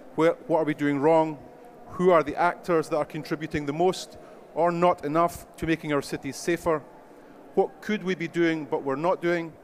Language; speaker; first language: English; native; English